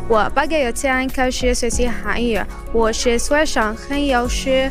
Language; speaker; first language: Chinese; non-native, learner; Arabic